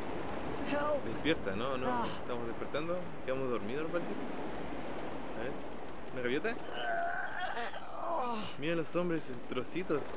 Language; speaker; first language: Spanish; native; Spanish